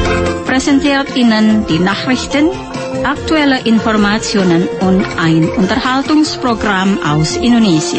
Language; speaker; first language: German; non-native, fluent; Indonesian